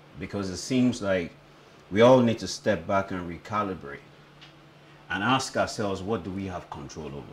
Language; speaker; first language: English; non-native, local second language; Yoruba